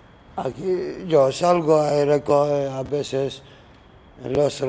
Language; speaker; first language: Spanish; non-native, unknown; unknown